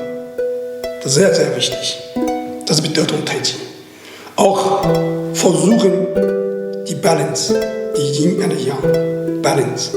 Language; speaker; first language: German; non-native, learner; Chinese